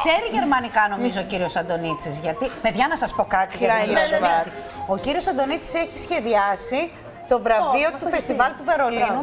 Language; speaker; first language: Greek; native; Greek